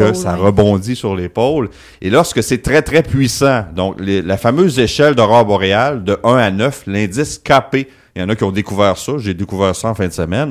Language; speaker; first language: French; native; French